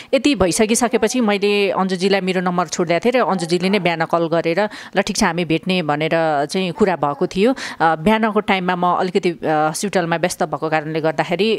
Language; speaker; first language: Nepali; native; Nepali